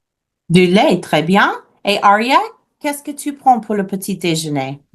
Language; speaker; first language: French; non-native, fluent; English